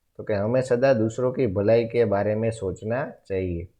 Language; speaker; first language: Hindi; non-native, local second language; Gujarati